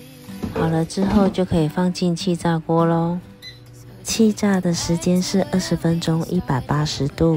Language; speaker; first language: Chinese; native; Chinese